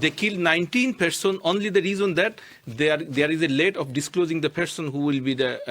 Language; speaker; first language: English; non-native, local second language; Bangla